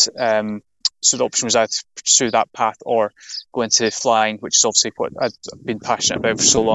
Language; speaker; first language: English; native; English